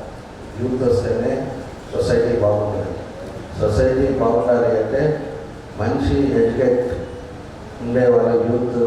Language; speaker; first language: Telugu; native; Telugu